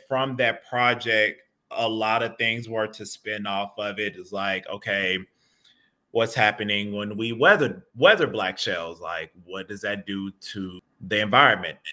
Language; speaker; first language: English; native; English